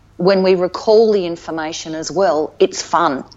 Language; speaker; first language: English; native; English